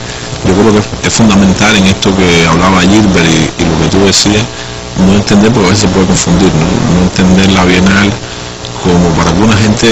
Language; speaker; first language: Spanish; native; Spanish